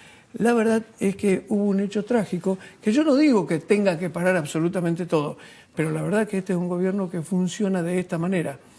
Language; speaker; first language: Spanish; native; Spanish